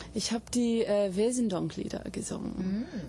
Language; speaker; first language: German; non-native, fluent; English